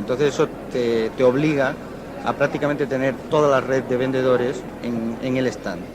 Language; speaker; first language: Spanish; native; Spanish